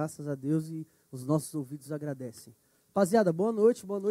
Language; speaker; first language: Portuguese; native; Portuguese